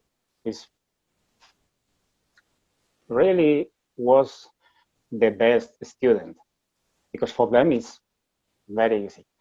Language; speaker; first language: English; non-native, learner; Spanish